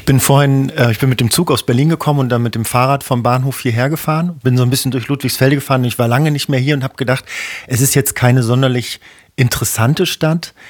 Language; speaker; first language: German; native; German